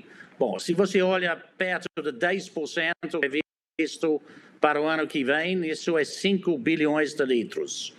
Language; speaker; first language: Portuguese; non-native, fluent; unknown